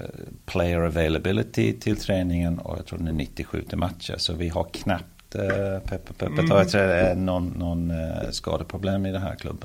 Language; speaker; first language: Swedish; early bilingual, heritage; Swedish